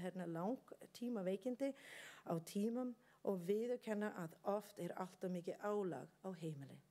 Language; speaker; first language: Icelandic; non-native, learner; English